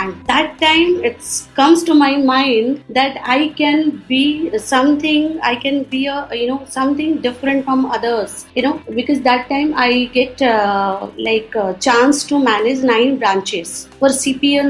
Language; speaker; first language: English; non-native, local second language; Odia